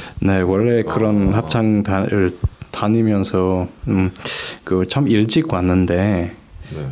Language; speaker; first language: Korean; non-native, fluent; English